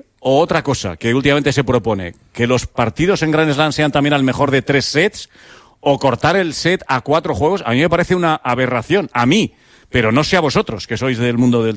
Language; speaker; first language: Spanish; native; Spanish